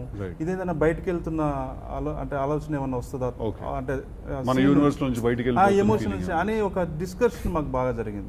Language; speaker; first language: Telugu; native; Telugu